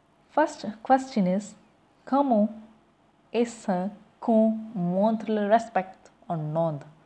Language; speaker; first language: French; non-native, learner; Tamil